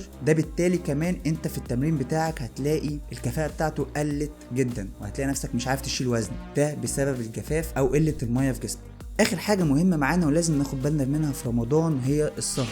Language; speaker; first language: Arabic; native; Arabic